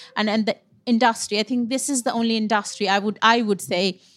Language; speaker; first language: English; non-native, local second language; Punjabi